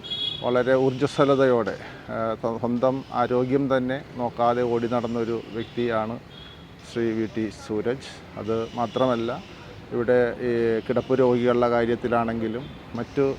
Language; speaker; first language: Malayalam; native; Malayalam